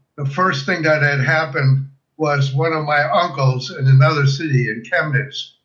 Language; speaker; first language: English; early bilingual, other home language; German